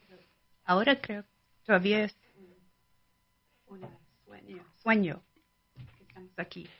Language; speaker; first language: Spanish; non-native, learner; English